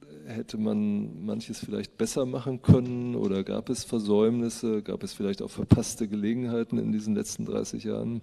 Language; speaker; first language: German; native; German